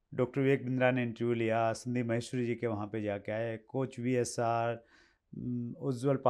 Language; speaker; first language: Hindi; native; Hindi